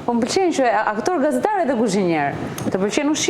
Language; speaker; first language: Albanian; native; Albanian